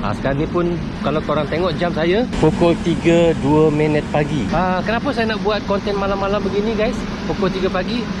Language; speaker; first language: Malay; native; Malay